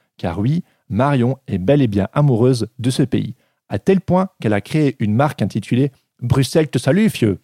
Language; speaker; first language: French; native; French